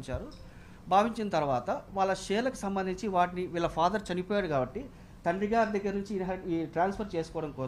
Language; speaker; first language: Telugu; native; Telugu